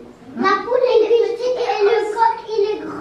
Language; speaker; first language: French; non-native, local second language; Arabic